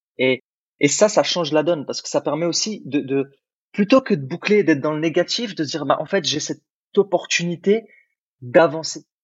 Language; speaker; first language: French; early bilingual, other home language; Arabic